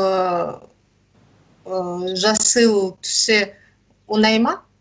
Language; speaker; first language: Kazakh; non-native, learner; Russian